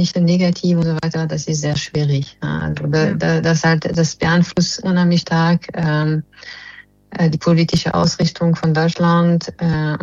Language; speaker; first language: German; non-native, fluent; French